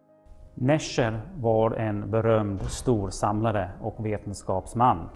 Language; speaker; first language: Swedish; non-native, fluent; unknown